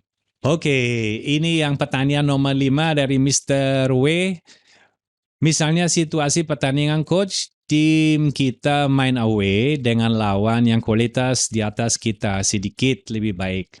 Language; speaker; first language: Indonesian; non-native, fluent; German